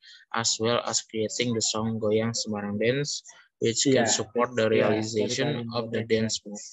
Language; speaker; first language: English; non-native, learner; Indonesian